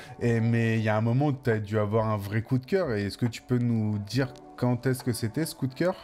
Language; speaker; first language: French; native; French